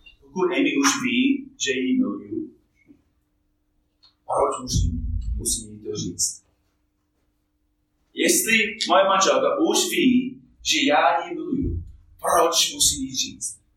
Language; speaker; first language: Czech; non-native, fluent; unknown